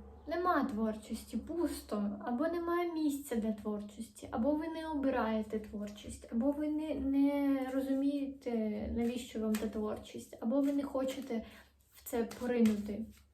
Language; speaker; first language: Ukrainian; non-native, local second language; Russian